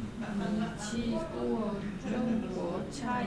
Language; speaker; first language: Chinese; non-native, learner; Korean